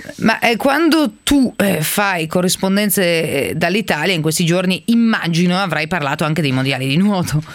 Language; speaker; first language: Italian; native; Italian